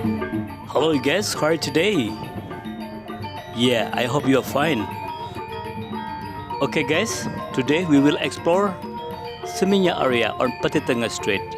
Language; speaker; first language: English; non-native, local second language; Indonesian